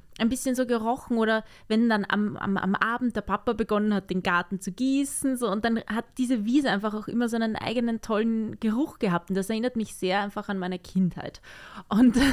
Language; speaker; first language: German; native; German